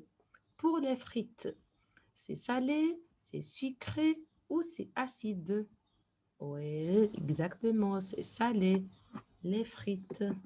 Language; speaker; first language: French; non-native, fluent; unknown